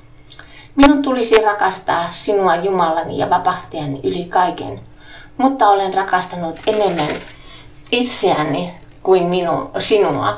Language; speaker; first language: Finnish; native; Finnish